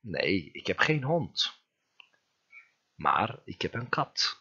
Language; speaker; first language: Dutch; non-native, fluent; Turkish